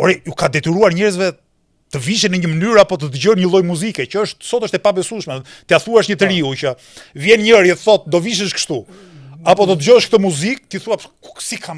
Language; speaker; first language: Albanian; native; Albanian